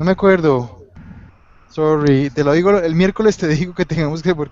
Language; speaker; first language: Spanish; native; Spanish